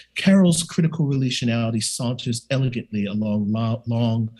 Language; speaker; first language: English; native; English